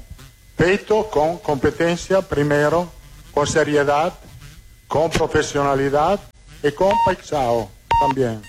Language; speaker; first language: Portuguese; non-native, fluent; Italian